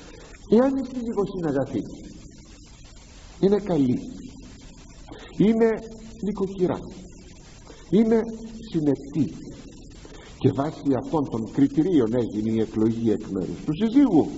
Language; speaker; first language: Greek; native; Greek